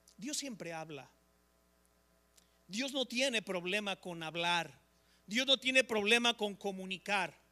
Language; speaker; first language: Spanish; native; Spanish